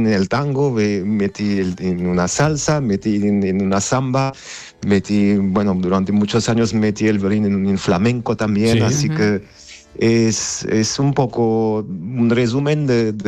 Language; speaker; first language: Spanish; non-native, fluent; Armenian